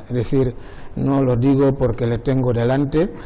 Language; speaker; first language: Spanish; non-native, local second language; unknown